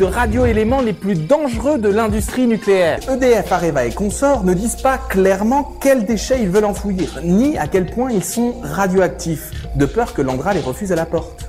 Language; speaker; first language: French; native; French